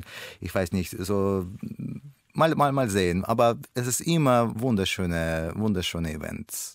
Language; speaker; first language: German; non-native, learner; Russian